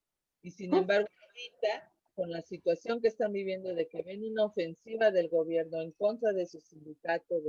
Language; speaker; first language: Spanish; native; Spanish